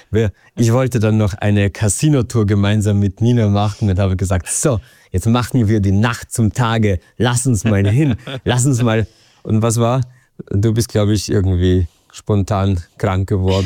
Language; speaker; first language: German; native; German